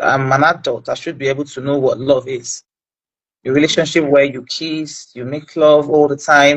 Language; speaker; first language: English; non-native, local second language; Igbo